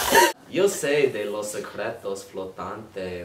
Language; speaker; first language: Spanish; non-native, learner; English